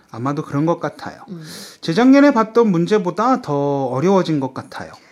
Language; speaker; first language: Korean; native; Korean